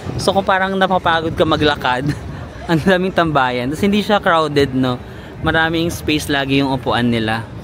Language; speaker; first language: Filipino; non-native, local second language; Cebuano